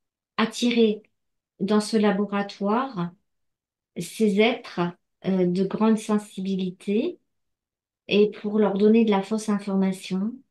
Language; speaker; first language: French; native; French